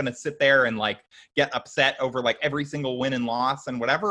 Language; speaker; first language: English; native; English